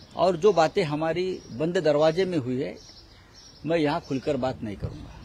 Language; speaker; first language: Hindi; non-native, local second language; Marathi